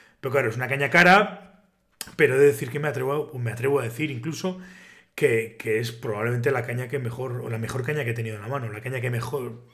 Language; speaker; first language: Spanish; native; Spanish